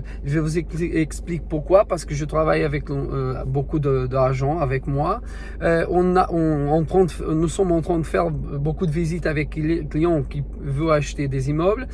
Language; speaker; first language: French; non-native, learner; Portuguese